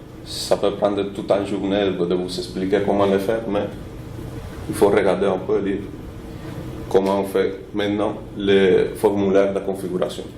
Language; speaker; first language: French; non-native, fluent; Spanish